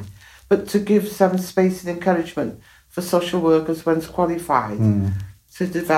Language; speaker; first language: English; native; English